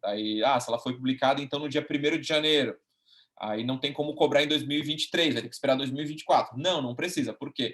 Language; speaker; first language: Portuguese; native; Portuguese